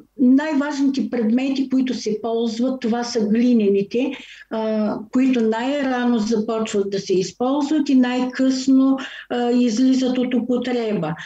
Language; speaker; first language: Bulgarian; native; Bulgarian